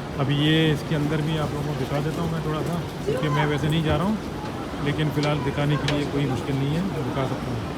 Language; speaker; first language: Urdu; native; Urdu